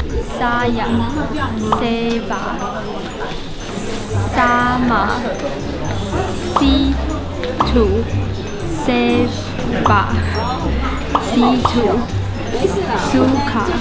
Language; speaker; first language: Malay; non-native, learner; Chinese